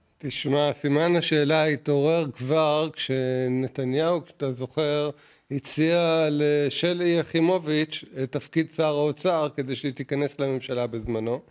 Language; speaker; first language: Hebrew; native; Hebrew